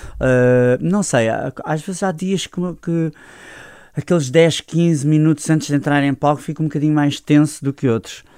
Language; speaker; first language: Portuguese; native; Portuguese